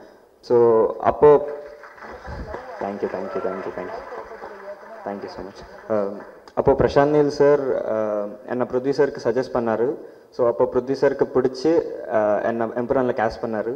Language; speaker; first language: Tamil; non-native, learner; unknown